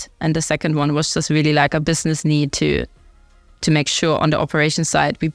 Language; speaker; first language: English; non-native, fluent; German